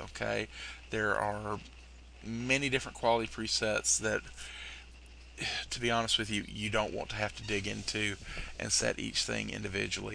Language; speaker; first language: English; native; English